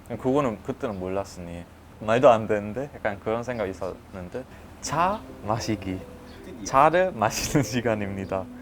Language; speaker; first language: Korean; non-native, fluent; German